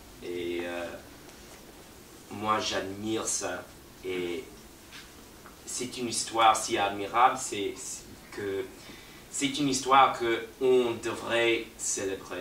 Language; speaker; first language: French; non-native, fluent; English